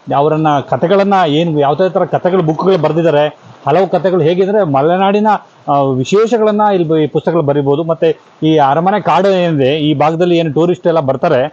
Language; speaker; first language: Kannada; native; Kannada